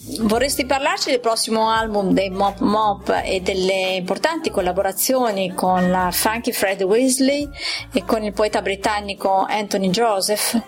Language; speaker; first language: Italian; native; Italian